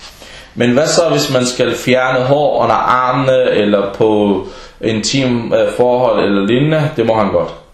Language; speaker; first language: Danish; early bilingual, other home language; Arabic